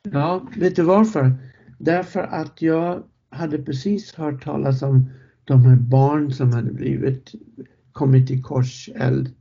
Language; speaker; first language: Swedish; non-native, fluent; English